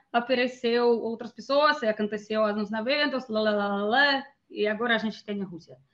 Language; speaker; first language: Portuguese; non-native, learner; Russian